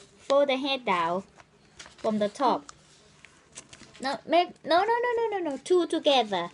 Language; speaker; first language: English; non-native, learner; Thai